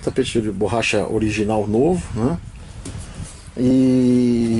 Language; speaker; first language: Portuguese; native; Portuguese